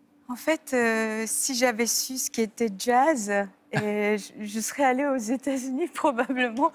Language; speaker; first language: French; non-native, fluent; Korean